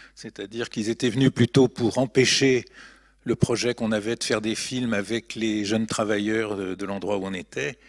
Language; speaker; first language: French; native; French